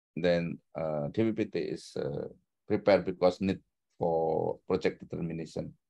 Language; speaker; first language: English; non-native, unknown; Indonesian